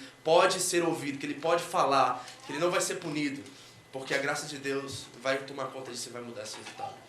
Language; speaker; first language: Portuguese; native; Portuguese